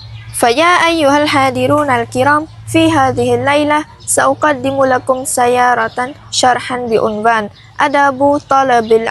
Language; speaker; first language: Arabic; non-native, learner; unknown